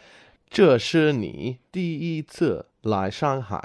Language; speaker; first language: Chinese; non-native, learner; English